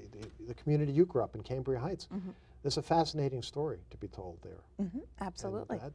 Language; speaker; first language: English; native; English